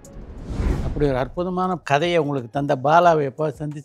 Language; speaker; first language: Tamil; native; Tamil